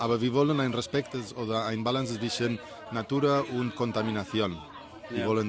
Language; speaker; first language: German; non-native, learner; Spanish